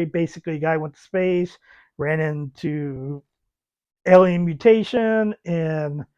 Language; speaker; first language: English; native; English